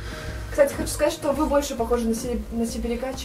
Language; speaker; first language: Russian; native; Russian